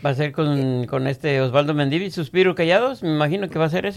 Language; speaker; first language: Spanish; native; Spanish